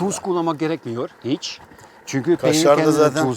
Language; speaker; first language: Turkish; non-native, fluent; Dutch